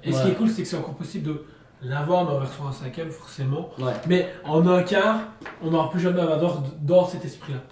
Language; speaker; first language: French; native; French